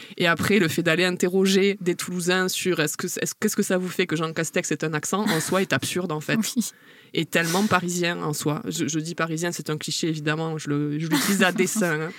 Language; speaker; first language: French; native; French